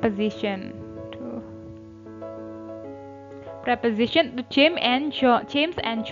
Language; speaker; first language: English; non-native, fluent; Indonesian